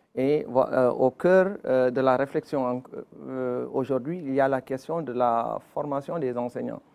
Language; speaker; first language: French; non-native, local second language; Wolof